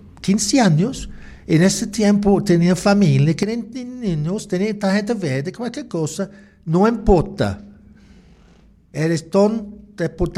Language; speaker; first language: Spanish; non-native, learner; English